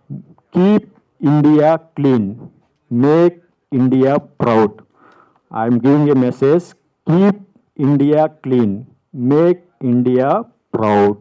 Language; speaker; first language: Telugu; native; Telugu